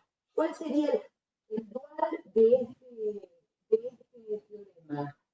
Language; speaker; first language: Spanish; native; Spanish